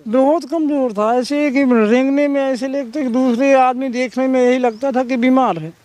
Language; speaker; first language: Hindi; native; Hindi